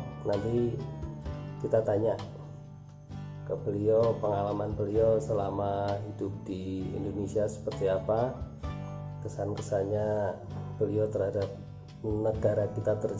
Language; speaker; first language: Indonesian; native; Indonesian